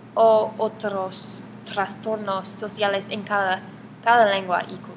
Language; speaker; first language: Spanish; non-native, learner; English